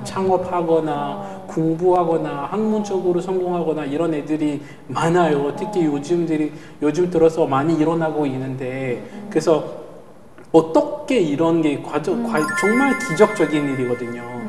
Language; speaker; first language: Korean; non-native, fluent; French